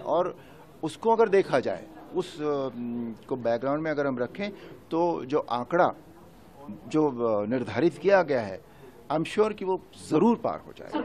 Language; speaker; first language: Hindi; native; Hindi